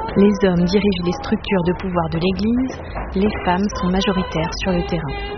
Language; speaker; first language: French; native; French